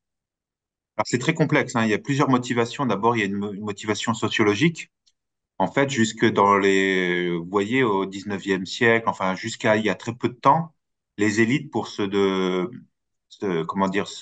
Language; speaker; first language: French; native; French